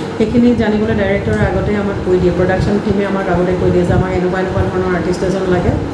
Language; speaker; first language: Assamese; native; Assamese